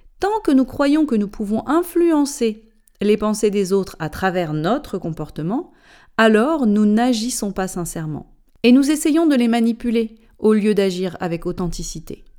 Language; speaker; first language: French; native; French